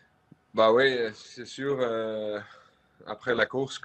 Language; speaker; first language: French; non-native, local second language; Dutch